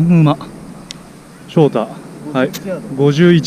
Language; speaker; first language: Japanese; native; Japanese